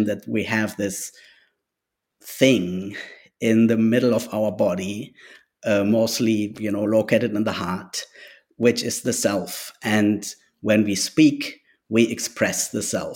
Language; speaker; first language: English; non-native, fluent; German